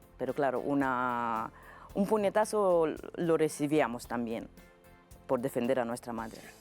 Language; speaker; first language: Spanish; non-native, fluent; Romanian